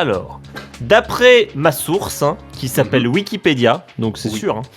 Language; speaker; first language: French; native; French